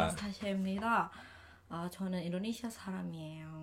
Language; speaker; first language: Korean; non-native, learner; Indonesian